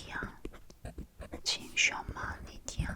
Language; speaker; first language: Chinese; non-native, learner; Korean